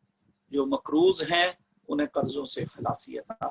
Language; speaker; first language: Urdu; native; Urdu